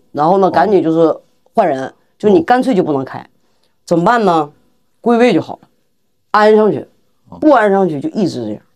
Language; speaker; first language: Chinese; native; Chinese